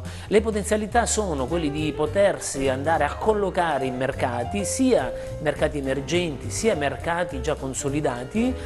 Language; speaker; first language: Italian; native; Italian